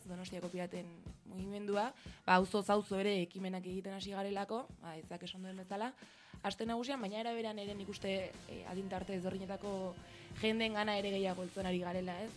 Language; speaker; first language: Basque; native; Basque